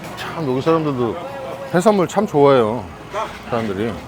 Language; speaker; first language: Korean; native; Korean